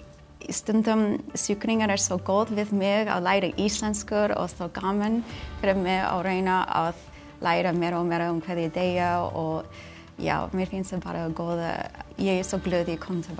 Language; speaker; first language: Icelandic; non-native, learner; English